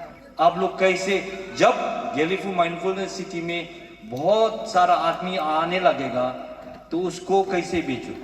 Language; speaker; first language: Hindi; non-native, fluent; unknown